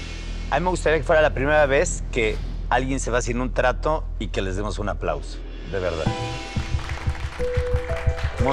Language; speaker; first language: Spanish; native; Spanish